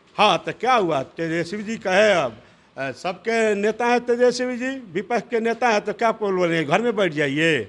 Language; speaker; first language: Hindi; native; Hindi